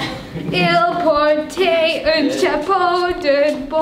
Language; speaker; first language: French; non-native, learner; English